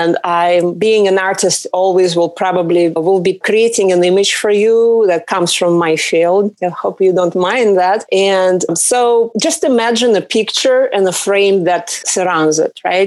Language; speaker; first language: English; non-native, fluent; Russian